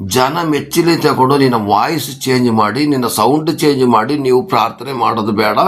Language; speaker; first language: Kannada; non-native, local second language; Kodava